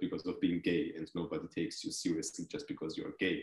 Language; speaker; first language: English; non-native, fluent; Georgian